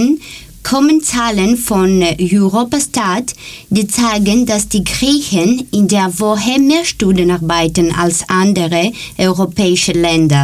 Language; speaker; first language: German; non-native, learner; Greek